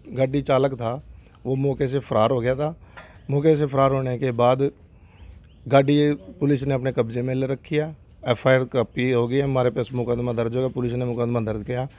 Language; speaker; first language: Hindi; native; Hindi